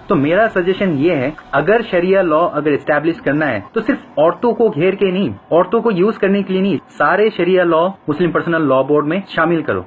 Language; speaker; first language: Hindi; non-native, fluent; Bangla